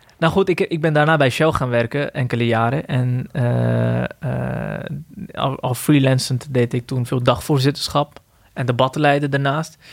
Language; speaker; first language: Dutch; early bilingual, other home language; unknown